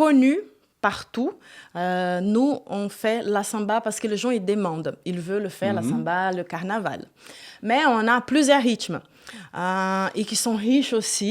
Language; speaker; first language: French; non-native, fluent; Portuguese